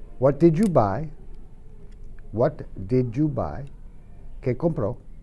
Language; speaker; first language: English; native; English